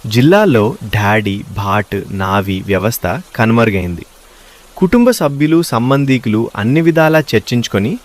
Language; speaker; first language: Telugu; non-native, local second language; Lambadi